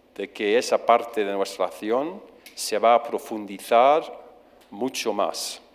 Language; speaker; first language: Spanish; non-native, fluent; English